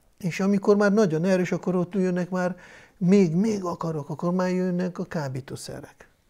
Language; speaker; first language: Hungarian; non-native, fluent; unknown